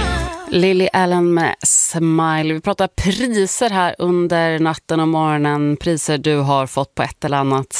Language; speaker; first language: Swedish; native; Swedish